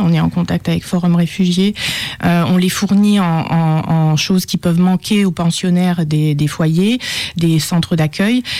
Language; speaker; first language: French; native; French